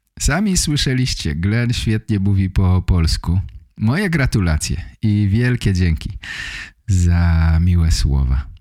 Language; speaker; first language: Polish; native; Polish